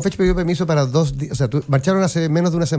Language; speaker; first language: Spanish; native; Spanish